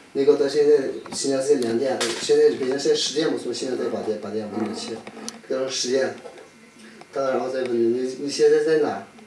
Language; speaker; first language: Chinese; non-native, local second language; Uyghur